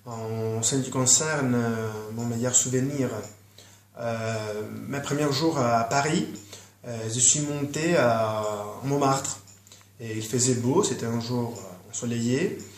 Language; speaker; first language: French; non-native, fluent; Greek